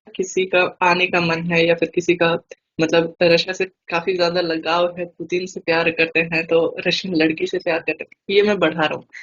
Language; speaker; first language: Hindi; native; Hindi